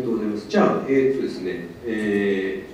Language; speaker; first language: Japanese; native; Japanese